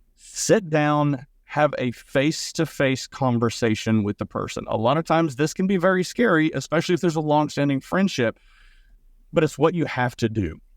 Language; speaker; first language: English; native; English